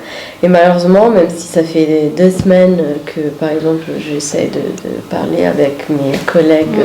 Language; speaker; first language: French; non-native, fluent; Italian